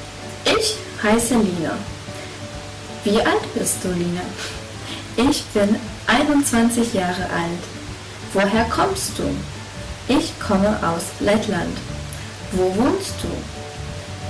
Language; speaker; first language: German; non-native, fluent; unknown